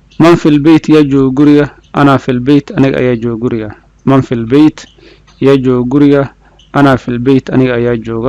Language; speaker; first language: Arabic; non-native, fluent; Somali